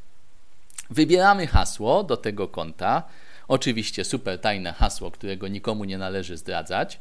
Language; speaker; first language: Polish; native; Polish